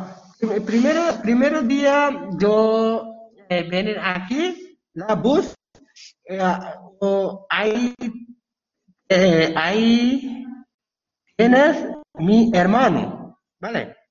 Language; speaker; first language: Spanish; non-native, learner; Bangla